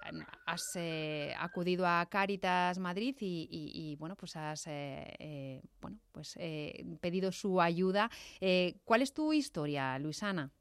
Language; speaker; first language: Spanish; native; Spanish